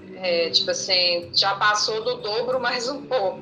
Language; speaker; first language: Portuguese; native; Portuguese